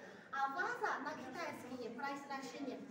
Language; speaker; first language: Russian; non-native, learner; Chinese